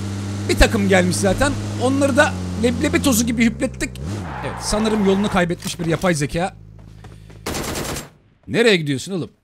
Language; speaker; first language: Turkish; native; Turkish